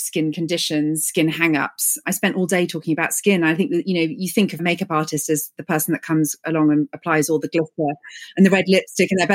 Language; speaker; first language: English; native; English